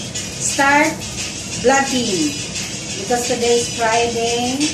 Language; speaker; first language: English; non-native, learner; Filipino